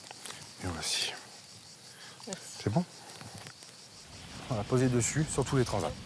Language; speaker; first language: French; native; French